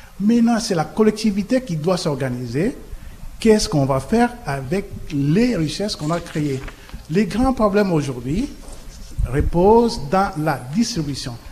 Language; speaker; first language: French; non-native, local second language; Lingala